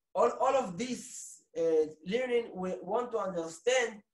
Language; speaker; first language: English; non-native, fluent; Hebrew